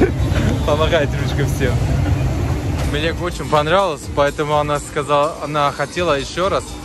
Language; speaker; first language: Russian; non-native, learner; Turkish